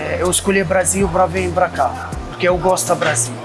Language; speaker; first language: Portuguese; non-native, learner; Arabic